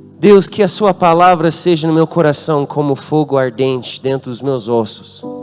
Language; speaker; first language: Portuguese; non-native, fluent; English